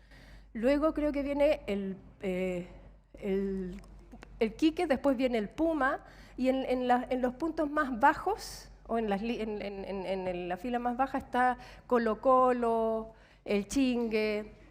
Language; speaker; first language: Spanish; native; Spanish